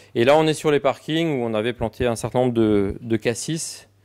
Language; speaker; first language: French; native; French